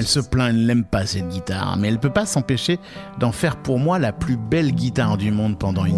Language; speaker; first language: French; native; French